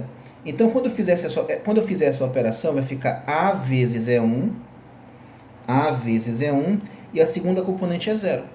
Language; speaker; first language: Portuguese; native; Portuguese